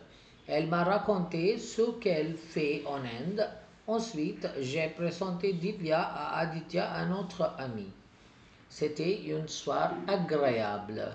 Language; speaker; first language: French; non-native, fluent; Tamil